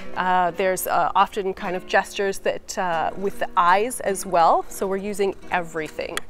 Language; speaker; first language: English; native; English